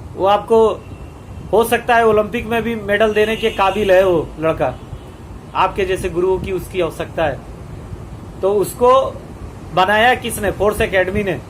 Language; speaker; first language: Hindi; native; Hindi